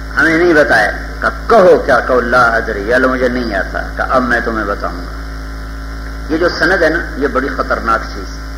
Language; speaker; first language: Urdu; native; Urdu